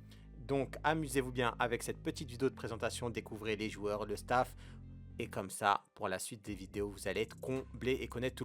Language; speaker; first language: French; native; French